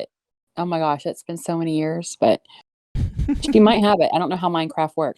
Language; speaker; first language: English; native; English